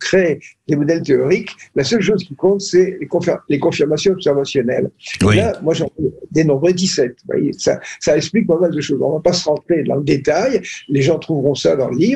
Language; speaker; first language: French; native; French